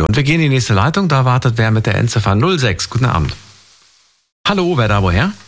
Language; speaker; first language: German; native; German